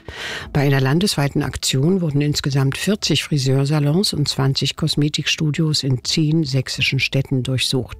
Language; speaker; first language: German; native; German